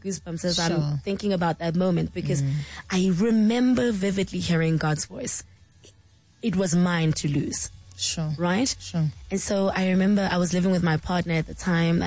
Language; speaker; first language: English; non-native, local second language; Xhosa